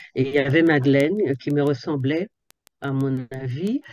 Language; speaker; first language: French; native; French